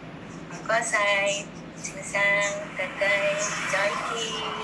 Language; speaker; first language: Cantonese; non-native, learner; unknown